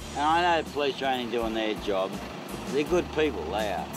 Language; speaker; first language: English; native; English